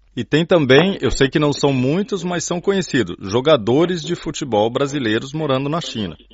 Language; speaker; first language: Portuguese; native; Portuguese